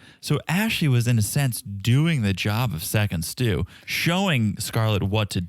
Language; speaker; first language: English; native; English